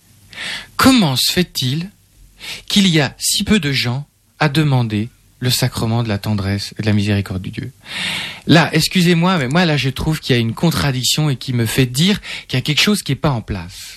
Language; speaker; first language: French; native; French